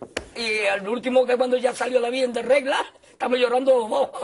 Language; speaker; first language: Spanish; native; Spanish